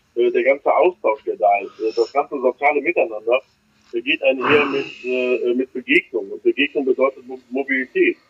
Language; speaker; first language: German; native; German